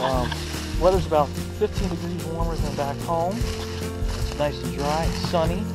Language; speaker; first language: English; native; English